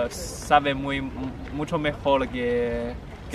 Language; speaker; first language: Spanish; non-native, learner; Chinese